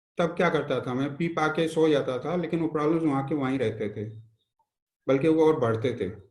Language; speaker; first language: Hindi; non-native, local second language; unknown